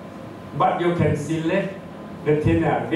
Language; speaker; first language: English; non-native, fluent; Thai